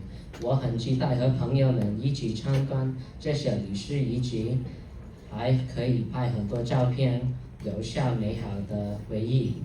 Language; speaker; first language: Chinese; non-native, learner; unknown